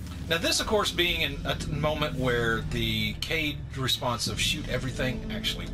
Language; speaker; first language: English; native; English